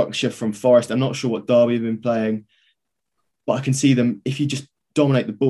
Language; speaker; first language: English; native; English